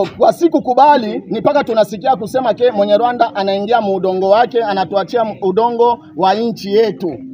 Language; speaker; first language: Swahili; native; Swahili